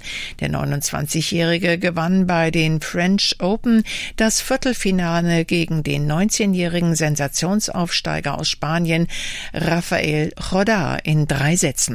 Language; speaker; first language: German; native; German